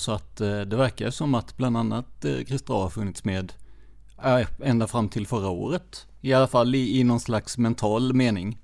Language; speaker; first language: Swedish; native; Swedish